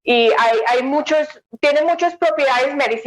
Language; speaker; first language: Spanish; non-native, fluent; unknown